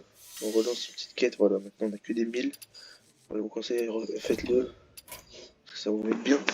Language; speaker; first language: French; native; French